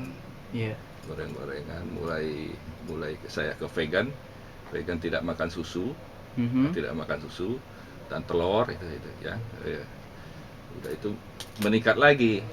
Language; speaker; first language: Indonesian; non-native, local second language; Javanese